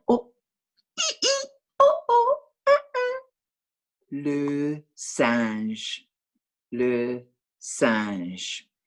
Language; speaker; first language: French; non-native, fluent; English